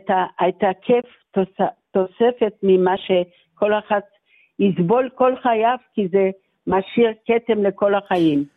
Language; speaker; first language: Hebrew; non-native, fluent; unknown